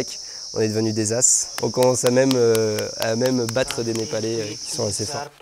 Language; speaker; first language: French; native; French